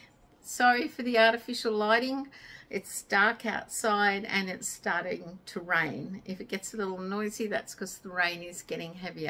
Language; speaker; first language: English; native; English